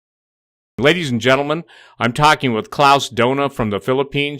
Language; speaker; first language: English; native; English